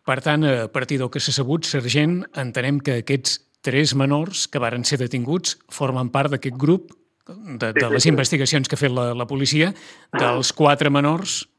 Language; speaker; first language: Catalan; native; Catalan